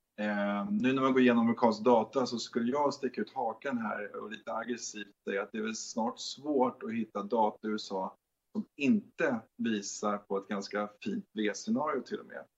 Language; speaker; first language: Swedish; native; Swedish